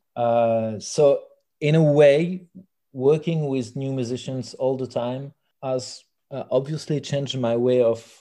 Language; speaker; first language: English; non-native, fluent; French